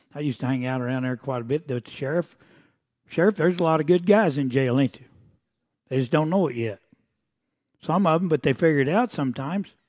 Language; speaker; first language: English; native; English